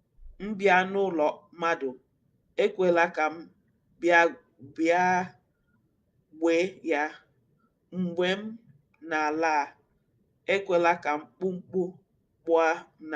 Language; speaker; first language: Igbo; non-native, learner; English